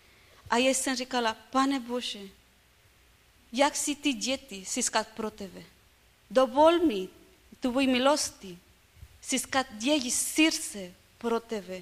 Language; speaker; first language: Czech; non-native, learner; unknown